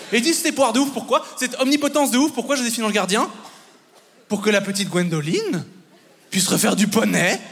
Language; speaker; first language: French; native; French